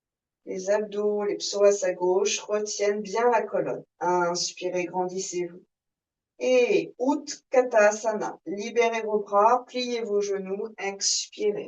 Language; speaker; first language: French; native; French